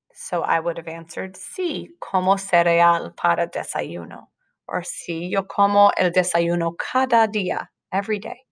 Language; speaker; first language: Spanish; non-native, fluent; English